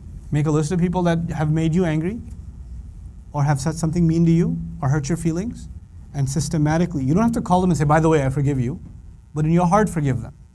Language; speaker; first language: English; native; English